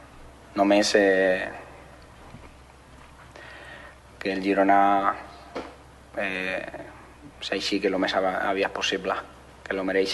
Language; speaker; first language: Catalan; non-native, learner; Spanish